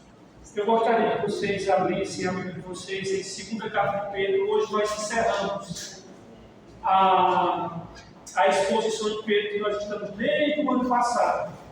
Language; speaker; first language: Portuguese; native; Portuguese